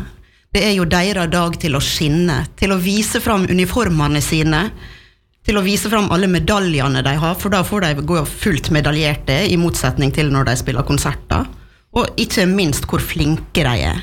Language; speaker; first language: Norwegian; native; Norwegian